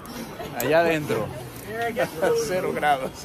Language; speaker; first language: Spanish; native; Spanish